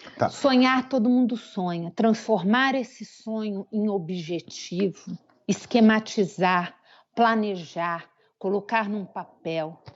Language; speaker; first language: Portuguese; native; Portuguese